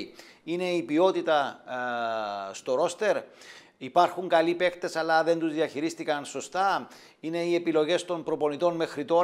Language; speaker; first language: Greek; native; Greek